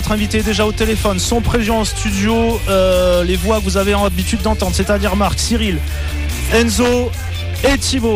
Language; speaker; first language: French; native; French